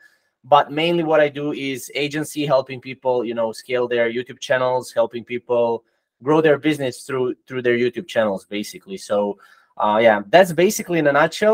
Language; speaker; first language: English; non-native, fluent; Croatian